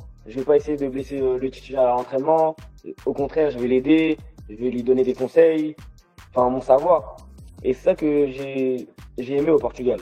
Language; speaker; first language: French; native; French